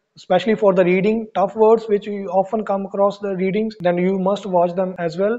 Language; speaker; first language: English; non-native, local second language; Punjabi